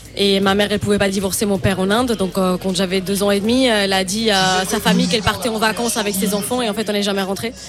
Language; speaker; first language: French; non-native, fluent; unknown